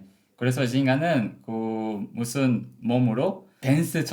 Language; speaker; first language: Korean; non-native, learner; Portuguese